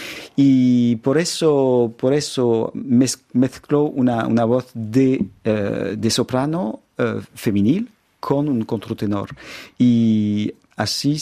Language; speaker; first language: Spanish; non-native, fluent; French